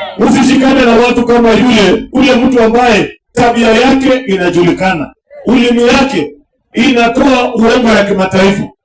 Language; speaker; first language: Swahili; non-native, local second language; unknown